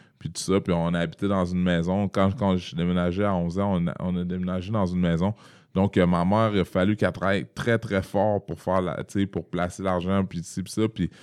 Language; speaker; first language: French; native; French